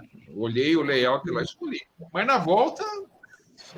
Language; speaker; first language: Portuguese; native; Portuguese